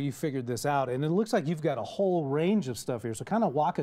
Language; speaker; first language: English; native; English